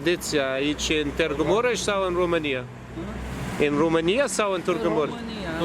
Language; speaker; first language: Romanian; non-native, learner; English